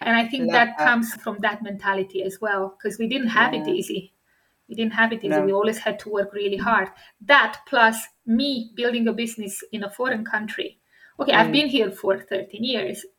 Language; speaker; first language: English; non-native, fluent; Romanian